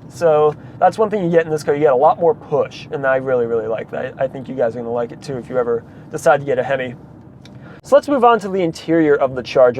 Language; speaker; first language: English; native; English